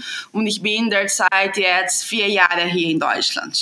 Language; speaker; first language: German; non-native, fluent; Portuguese